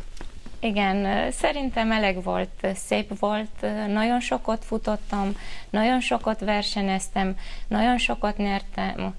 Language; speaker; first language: Hungarian; non-native, fluent; Romanian